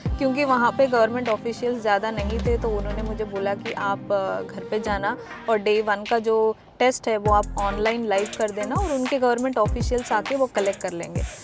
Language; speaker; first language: Hindi; native; Hindi